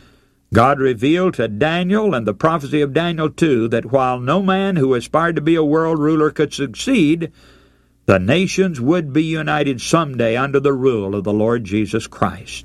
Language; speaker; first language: English; native; English